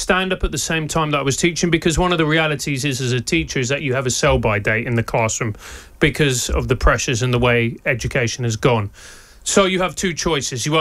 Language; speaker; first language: English; non-native, local second language; Spanish